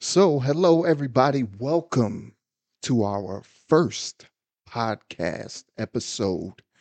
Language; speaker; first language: English; native; English